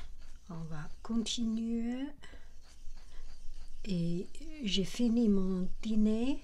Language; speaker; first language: French; non-native, learner; Chinese